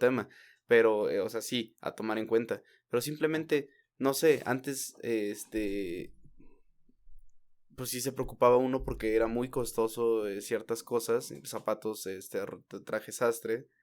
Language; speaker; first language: Spanish; native; Spanish